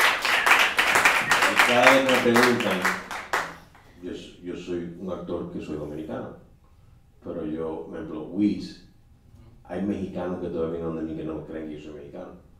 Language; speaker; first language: Spanish; native; Spanish